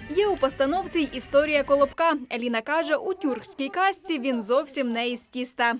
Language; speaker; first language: Ukrainian; native; Ukrainian